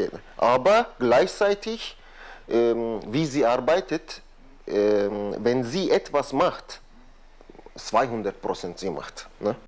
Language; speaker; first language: German; non-native, fluent; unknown